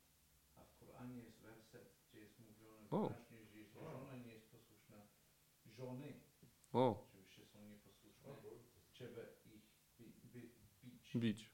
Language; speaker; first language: Polish; non-native, fluent; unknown